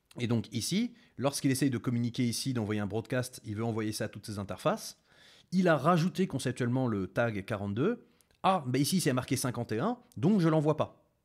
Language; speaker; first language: French; native; French